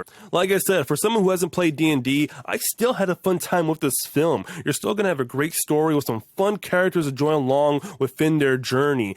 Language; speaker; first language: English; native; English